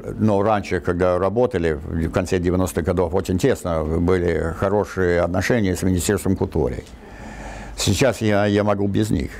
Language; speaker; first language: Russian; non-native, fluent; English